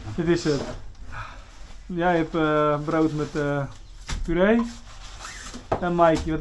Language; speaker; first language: Dutch; native; Dutch